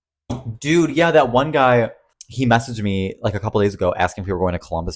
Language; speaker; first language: English; native; English